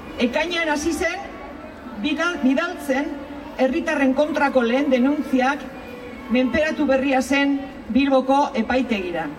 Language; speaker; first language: Basque; native; Basque